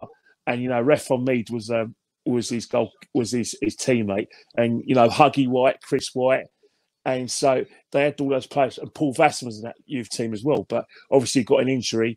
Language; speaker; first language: English; native; English